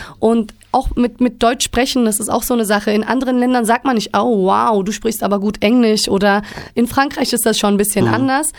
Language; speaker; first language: German; early bilingual, other home language; Turkish